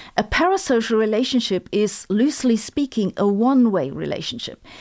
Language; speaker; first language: English; non-native, fluent; German